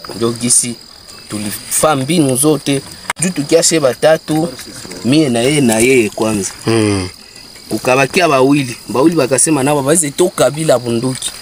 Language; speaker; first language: Swahili; native; Swahili